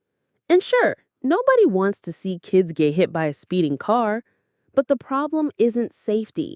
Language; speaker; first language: English; native; English